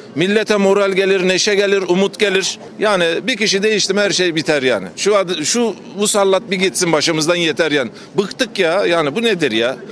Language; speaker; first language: Turkish; native; Turkish